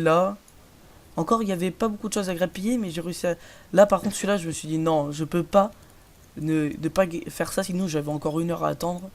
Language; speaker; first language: French; native; French